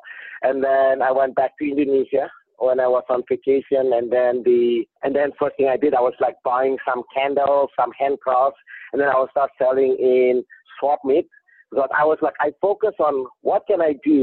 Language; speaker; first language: English; non-native, fluent; Indonesian